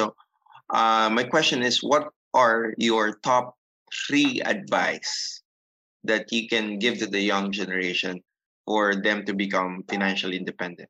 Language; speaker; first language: English; non-native, local second language; Filipino